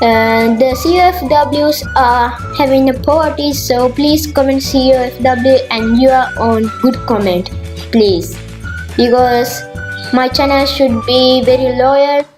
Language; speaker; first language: English; non-native, local second language; Sinhala